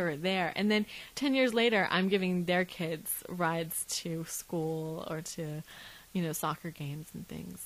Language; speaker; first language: English; native; English